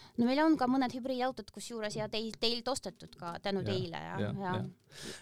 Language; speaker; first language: Estonian; non-native, local second language; Russian